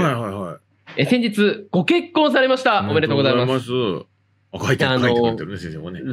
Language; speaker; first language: Japanese; native; Japanese